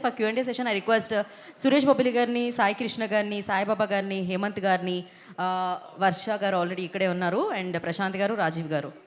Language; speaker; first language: Telugu; native; Telugu